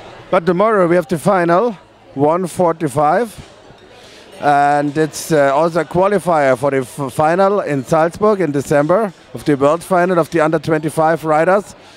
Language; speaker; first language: English; non-native, fluent; German